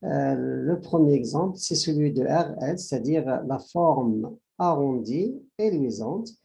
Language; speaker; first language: French; non-native, local second language; Arabic